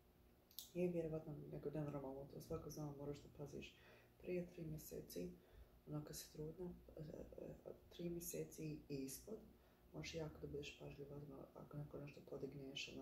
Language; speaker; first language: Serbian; early bilingual, heritage; Bosnian